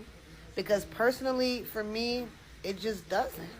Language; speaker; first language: English; native; English